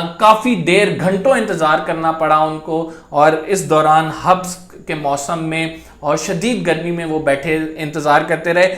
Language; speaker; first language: Urdu; native; Urdu